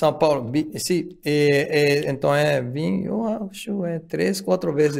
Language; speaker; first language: Portuguese; non-native, fluent; Japanese